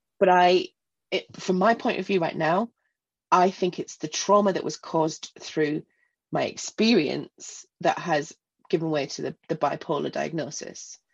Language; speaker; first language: English; native; English